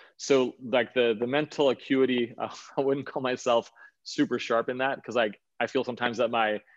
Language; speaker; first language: English; early bilingual, other home language; Danish